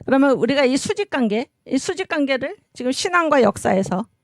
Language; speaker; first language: Korean; native; Korean